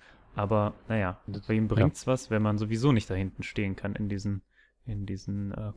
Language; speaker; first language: German; native; German